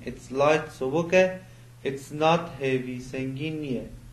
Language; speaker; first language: English; non-native, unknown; Persian